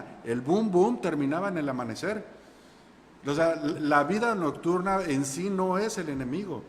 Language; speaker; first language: Spanish; native; Spanish